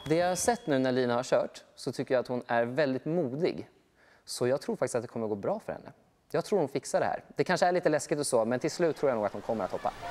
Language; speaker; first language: Swedish; native; Swedish